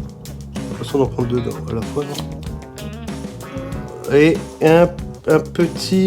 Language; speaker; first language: French; native; French